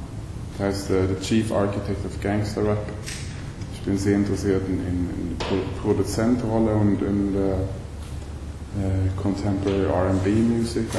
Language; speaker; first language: German; non-native, learner; Swedish